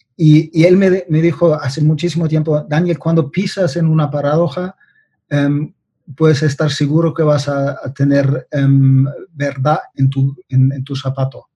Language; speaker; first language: Spanish; non-native, fluent; German